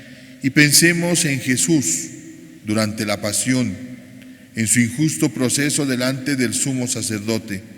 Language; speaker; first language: Spanish; native; Spanish